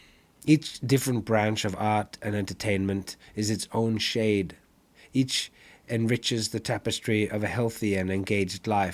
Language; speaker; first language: English; non-native, fluent; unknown